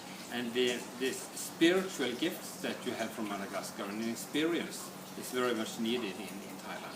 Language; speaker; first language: English; non-native, fluent; Norwegian